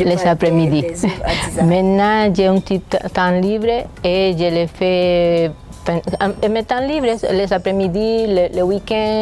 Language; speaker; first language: French; non-native, fluent; Spanish